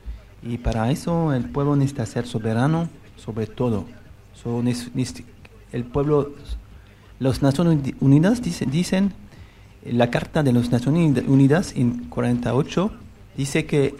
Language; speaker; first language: Spanish; non-native, learner; French